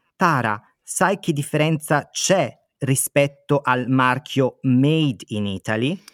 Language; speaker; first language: Italian; native; Italian